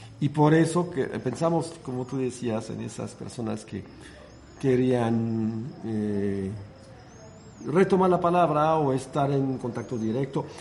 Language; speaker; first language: Spanish; non-native, fluent; French